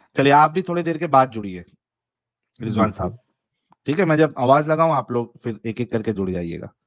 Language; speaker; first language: Hindi; native; Hindi